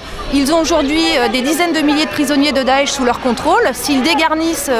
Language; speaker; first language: French; native; French